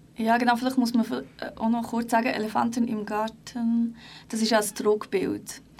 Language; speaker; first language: German; early bilingual, other home language; Turkish